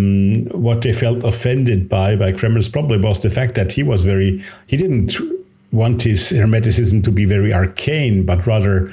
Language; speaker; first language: English; non-native, fluent; German